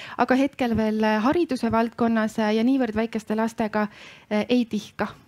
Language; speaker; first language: Estonian; native; Estonian